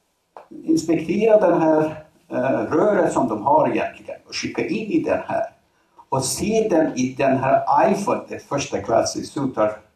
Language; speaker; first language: Swedish; non-native, fluent; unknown